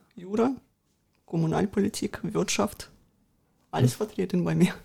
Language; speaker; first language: German; early bilingual, other home language; Russian